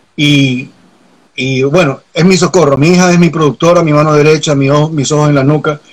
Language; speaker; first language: Spanish; native; Spanish